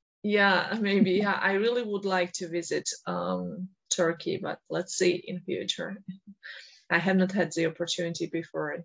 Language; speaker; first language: English; non-native, fluent; Georgian